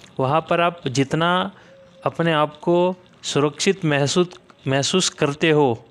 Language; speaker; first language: Hindi; native; Hindi